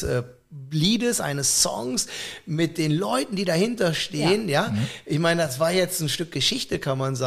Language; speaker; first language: German; native; German